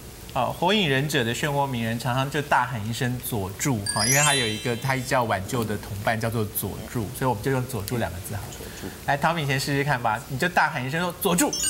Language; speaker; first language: Chinese; native; Chinese